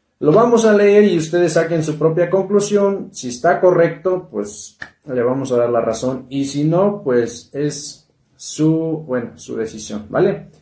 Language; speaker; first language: Spanish; non-native, local second language; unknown